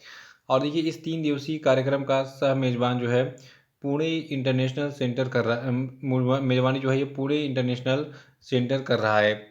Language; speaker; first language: Hindi; native; Hindi